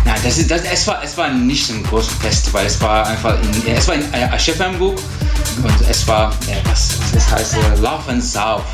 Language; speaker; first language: German; non-native, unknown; Turkish